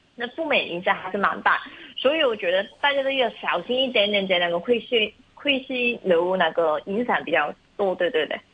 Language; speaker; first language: Chinese; non-native, local second language; Cantonese